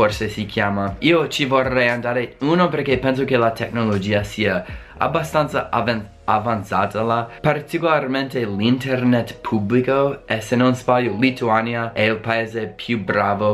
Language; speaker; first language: Italian; non-native, fluent; English